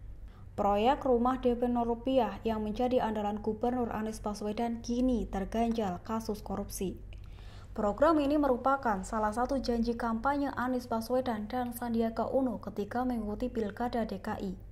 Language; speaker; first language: Indonesian; native; Indonesian